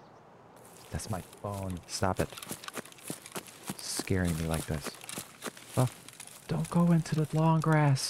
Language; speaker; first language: English; native; English